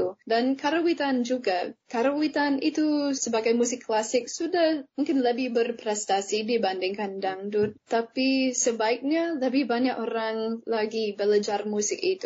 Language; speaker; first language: Indonesian; non-native, fluent; English